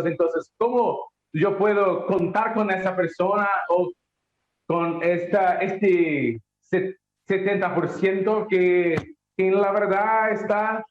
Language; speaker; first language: Spanish; non-native, learner; Portuguese